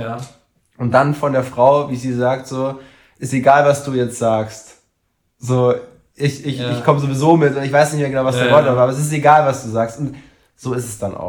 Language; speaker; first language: German; native; German